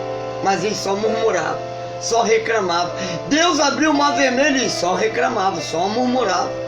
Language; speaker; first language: Portuguese; native; Portuguese